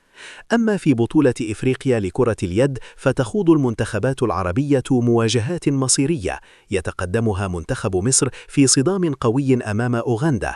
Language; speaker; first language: Arabic; native; Arabic